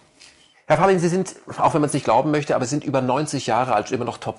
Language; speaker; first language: German; native; German